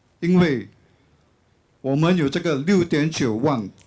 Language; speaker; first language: Chinese; non-native, local second language; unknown